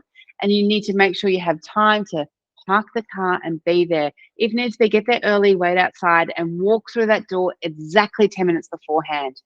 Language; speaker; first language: English; native; English